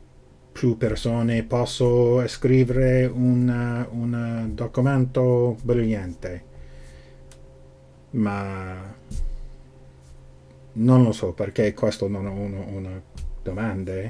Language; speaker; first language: Italian; non-native, learner; English